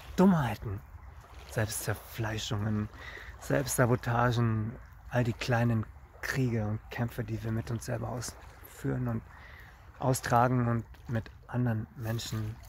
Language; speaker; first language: German; native; German